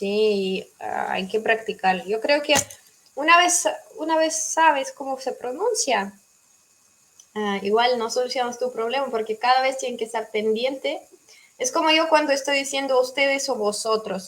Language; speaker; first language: Spanish; non-native, fluent; Russian